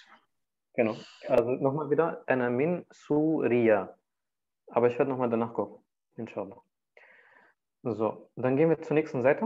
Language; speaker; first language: German; early bilingual, other home language; Turkish